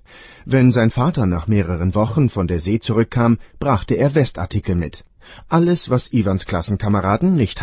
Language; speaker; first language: German; native; German